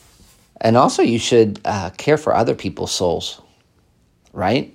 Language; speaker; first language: English; native; English